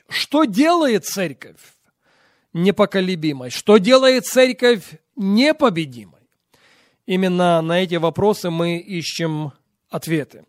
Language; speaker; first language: Russian; native; Russian